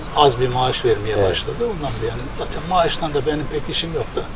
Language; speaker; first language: Turkish; native; Turkish